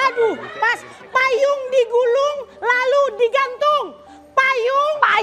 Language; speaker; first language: Indonesian; native; Indonesian